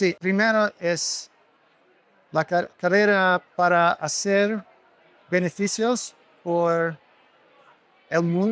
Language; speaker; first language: Spanish; non-native, learner; English